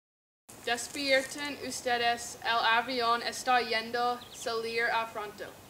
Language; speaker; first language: Spanish; non-native, learner; English